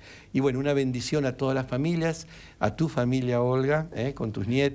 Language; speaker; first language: Spanish; native; Spanish